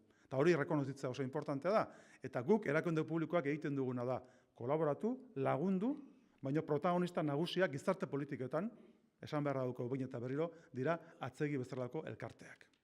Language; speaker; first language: Basque; non-native, local second language; Spanish